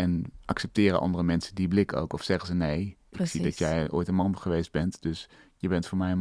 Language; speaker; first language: Dutch; native; Dutch